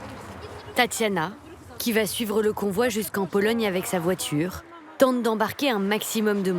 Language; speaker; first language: French; native; French